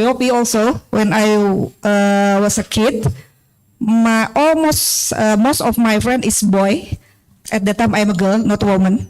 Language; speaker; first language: English; non-native, learner; Indonesian